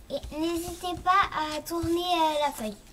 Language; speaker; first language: French; native; French